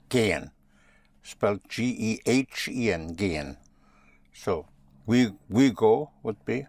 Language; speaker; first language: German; non-native, fluent; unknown